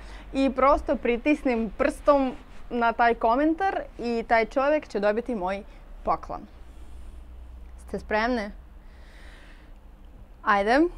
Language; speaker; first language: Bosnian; non-native, learner; Russian